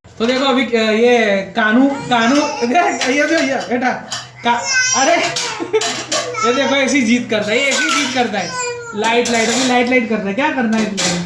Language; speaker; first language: Hindi; non-native, local second language; Marathi